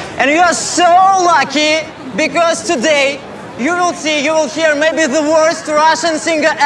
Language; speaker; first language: English; non-native, learner; Russian